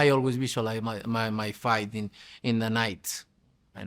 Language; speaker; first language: English; non-native, fluent; Spanish